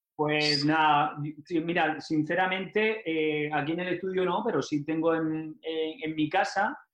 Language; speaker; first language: Spanish; native; Spanish